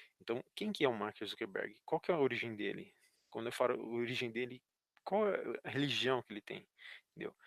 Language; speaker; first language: Portuguese; native; Portuguese